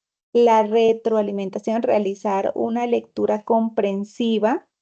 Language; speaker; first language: Spanish; native; Spanish